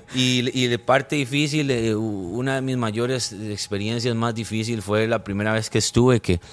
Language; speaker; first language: Spanish; non-native, fluent; French